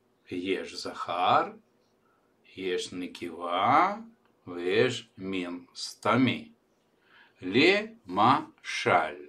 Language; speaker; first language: Hebrew; non-native, fluent; Russian